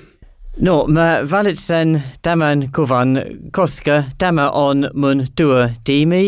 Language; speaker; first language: Finnish; non-native, learner; English